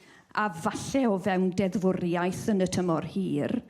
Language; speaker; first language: Welsh; native; Welsh